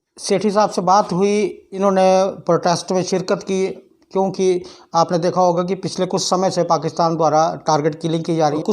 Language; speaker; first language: Hindi; non-native, local second language; Dogri